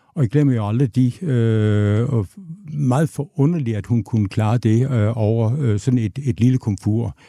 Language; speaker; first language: Danish; native; Danish